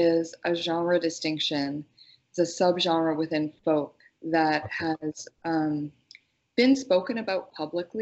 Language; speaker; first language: English; native; English